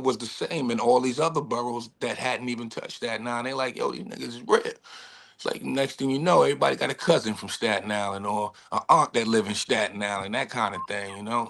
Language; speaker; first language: English; native; English